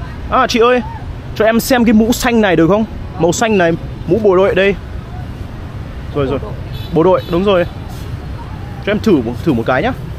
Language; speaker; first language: Vietnamese; early bilingual, heritage; Vietnamese